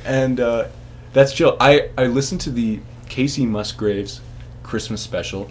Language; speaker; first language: English; native; English